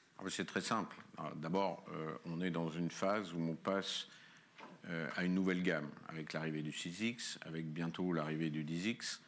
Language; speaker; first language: French; native; French